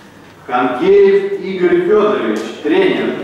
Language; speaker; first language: Russian; native; Russian